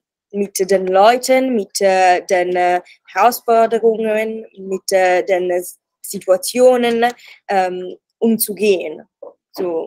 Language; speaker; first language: German; non-native, learner; Italian